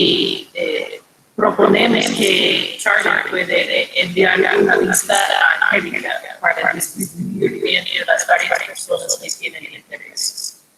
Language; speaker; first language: Spanish; non-native, fluent; English